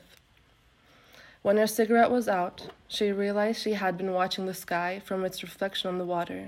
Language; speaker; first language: English; non-native, fluent; Turkish